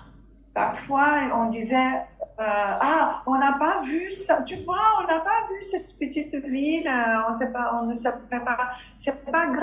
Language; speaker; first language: French; non-native, fluent; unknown